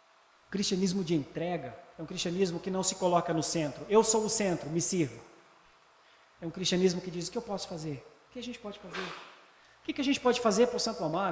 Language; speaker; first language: Portuguese; native; Portuguese